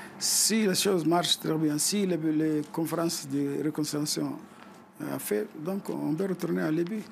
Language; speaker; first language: French; non-native, fluent; Arabic